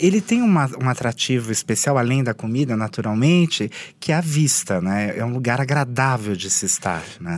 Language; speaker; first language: Portuguese; native; Portuguese